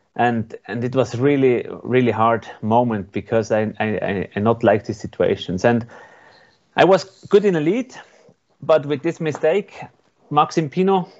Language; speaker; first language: English; non-native, learner; Swiss German